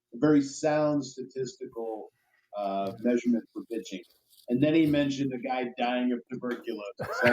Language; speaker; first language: English; native; English